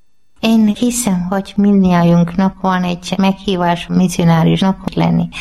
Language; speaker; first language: Hungarian; non-native, learner; Malayalam